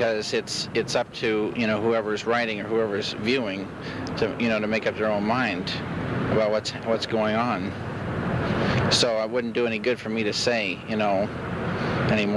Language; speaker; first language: English; native; English